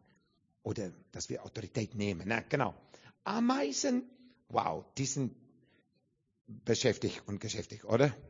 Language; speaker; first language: German; non-native, fluent; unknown